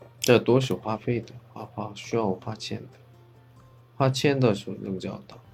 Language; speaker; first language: Chinese; non-native, fluent; Korean